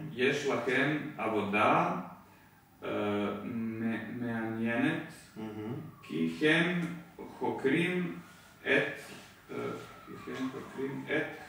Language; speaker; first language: Hebrew; non-native, learner; Serbian